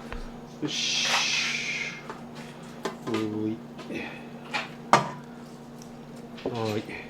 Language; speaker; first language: Japanese; native; Japanese